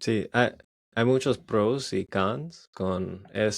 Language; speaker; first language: Spanish; non-native, learner; English